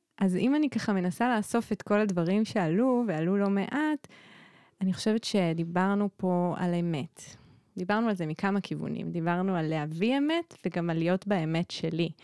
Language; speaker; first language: Hebrew; native; Hebrew